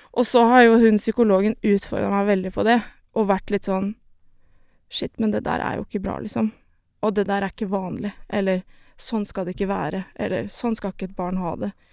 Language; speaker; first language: Norwegian; native; Norwegian